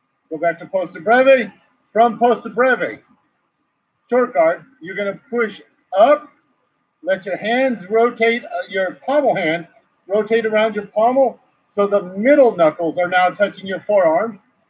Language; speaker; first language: English; native; English